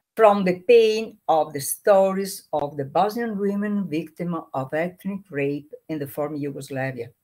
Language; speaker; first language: English; non-native, learner; Italian